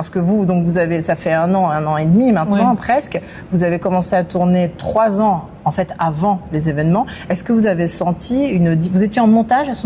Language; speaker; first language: French; native; French